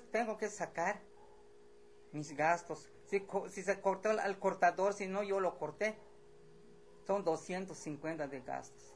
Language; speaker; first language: Spanish; non-native, local second language; Yucateco